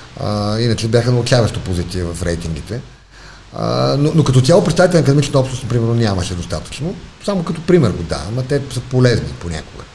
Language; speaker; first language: Bulgarian; native; Bulgarian